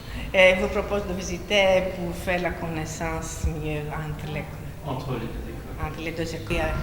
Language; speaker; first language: French; non-native, fluent; Greek